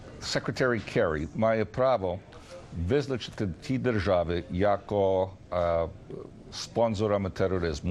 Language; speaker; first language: Ukrainian; early bilingual, heritage; Ukrainian